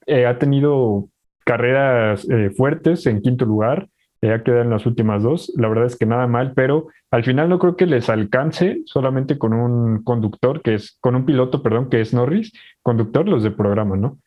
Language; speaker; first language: Spanish; native; Spanish